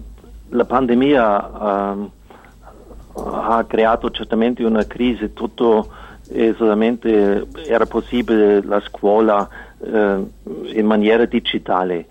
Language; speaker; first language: Italian; non-native, fluent; German